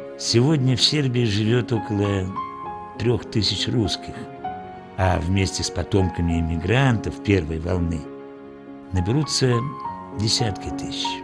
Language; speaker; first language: Russian; native; Russian